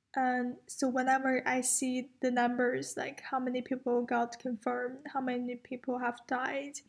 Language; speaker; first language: English; non-native, fluent; Chinese